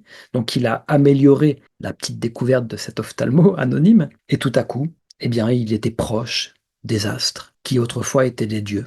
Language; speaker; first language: French; native; French